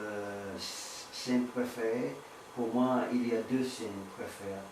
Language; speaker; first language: French; non-native, learner; English